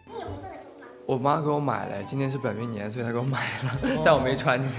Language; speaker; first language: Chinese; native; Chinese